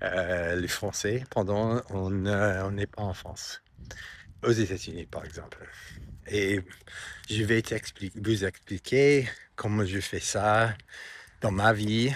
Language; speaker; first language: French; non-native, fluent; English